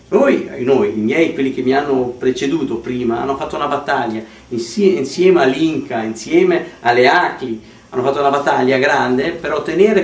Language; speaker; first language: Italian; early bilingual, heritage; Italian